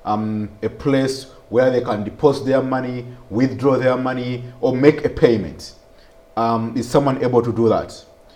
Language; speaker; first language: English; non-native, local second language; Ganda